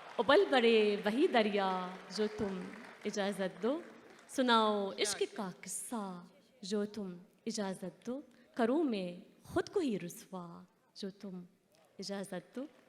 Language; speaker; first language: Urdu; non-native, fluent; Arabic